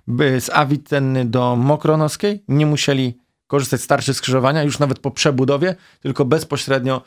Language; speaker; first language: Polish; native; Polish